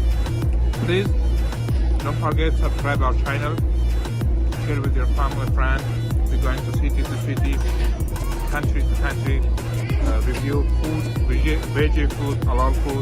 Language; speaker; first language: English; non-native, learner; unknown